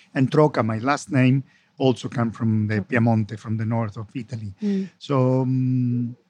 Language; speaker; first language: English; non-native, fluent; Spanish